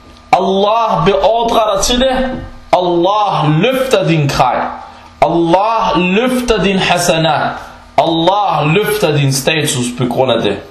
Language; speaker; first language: Danish; non-native, fluent; Arabic